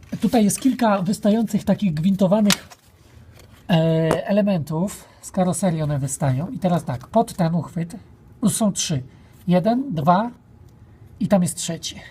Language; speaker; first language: Polish; native; Polish